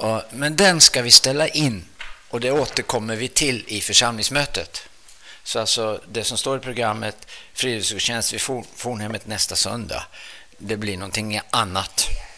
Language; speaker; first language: Swedish; native; Swedish